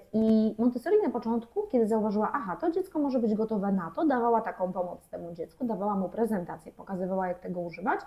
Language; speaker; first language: Polish; native; Polish